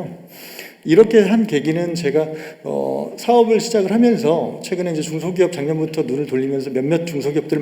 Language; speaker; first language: Korean; native; Korean